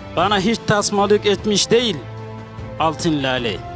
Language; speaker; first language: Turkish; non-native, fluent; Arabic